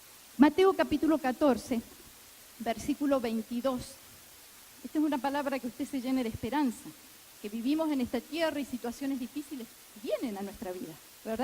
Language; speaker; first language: Spanish; native; Spanish